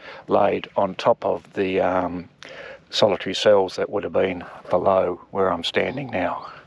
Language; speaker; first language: English; native; English